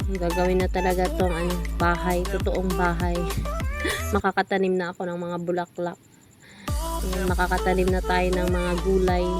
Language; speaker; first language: Filipino; non-native, local second language; Cebuano